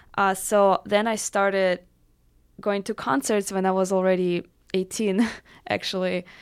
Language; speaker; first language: English; non-native, fluent; Russian